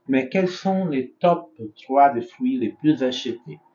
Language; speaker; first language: French; non-native, fluent; Portuguese